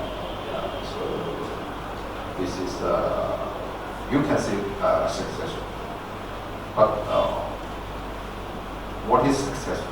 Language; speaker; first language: English; non-native, learner; Chinese